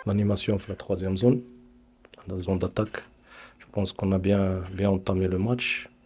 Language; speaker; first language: French; non-native, local second language; Arabic